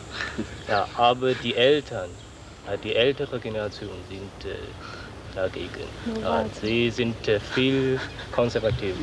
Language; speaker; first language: German; non-native, learner; Chinese